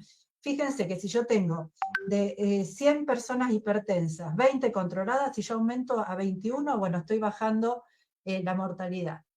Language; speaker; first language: Spanish; native; Spanish